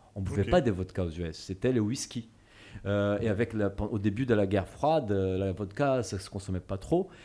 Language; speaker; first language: French; non-native, fluent; Portuguese